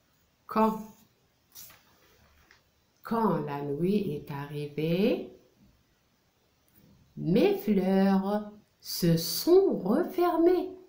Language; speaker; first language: French; non-native, local second language; Arabic